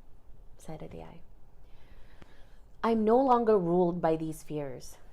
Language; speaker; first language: English; native; English